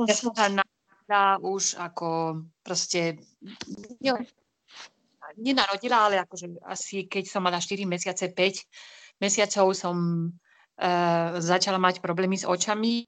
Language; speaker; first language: Slovak; non-native, fluent; Spanish